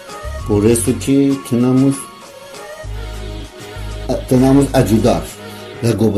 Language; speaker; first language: Spanish; non-native, learner; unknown